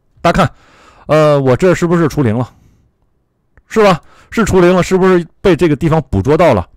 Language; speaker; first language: Chinese; native; Chinese